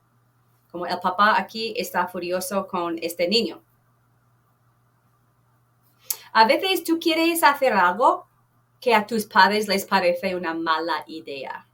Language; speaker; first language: Spanish; non-native, fluent; English